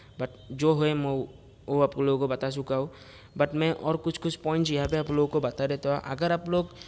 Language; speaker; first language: Hindi; non-native, local second language; Assamese